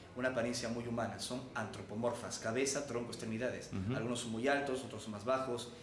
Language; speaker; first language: Spanish; native; Spanish